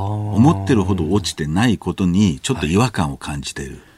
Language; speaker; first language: Japanese; native; Japanese